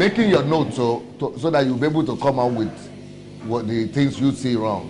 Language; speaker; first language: English; non-native, local second language; Yoruba